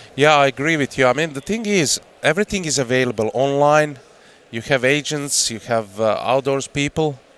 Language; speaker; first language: English; non-native, fluent; Croatian